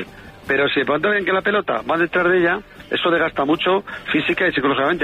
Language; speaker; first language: Spanish; native; Spanish